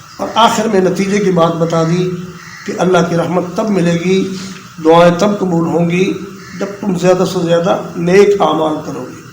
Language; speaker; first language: Urdu; non-native, local second language; Punjabi